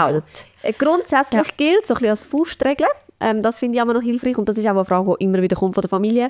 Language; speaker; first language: German; native; German